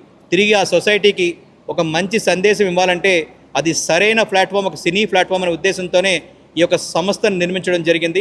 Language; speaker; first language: Telugu; native; Telugu